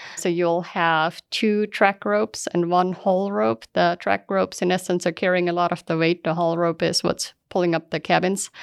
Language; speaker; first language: English; non-native, fluent; German